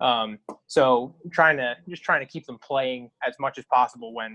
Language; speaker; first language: English; native; English